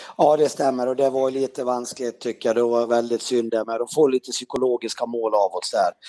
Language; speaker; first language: Swedish; native; Swedish